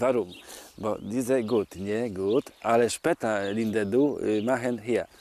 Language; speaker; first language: German; non-native, learner; Polish